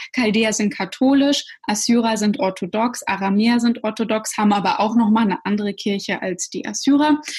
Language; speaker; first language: German; early bilingual, other home language; Russian